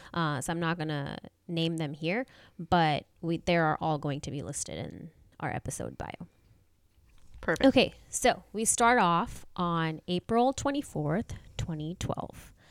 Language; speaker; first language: English; non-native, local second language; Hindi